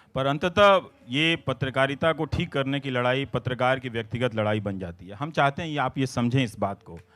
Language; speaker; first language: Hindi; non-native, local second language; Bhojpuri